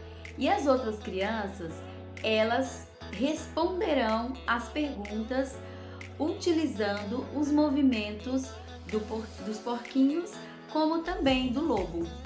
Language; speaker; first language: Portuguese; native; Portuguese